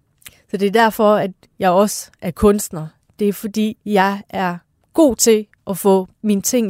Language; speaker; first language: Danish; early bilingual, other home language; Persian